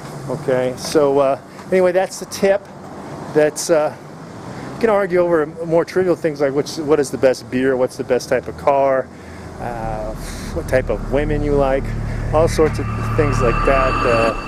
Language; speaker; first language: English; native; English